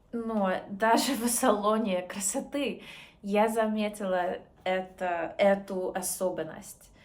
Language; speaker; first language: Russian; non-native, learner; English